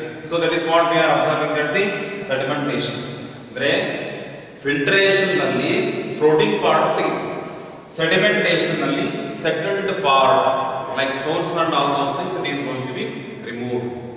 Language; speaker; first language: English; non-native, local second language; Kannada